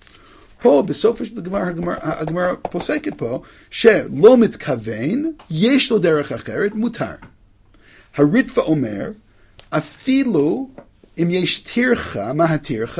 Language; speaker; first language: Hebrew; non-native, fluent; English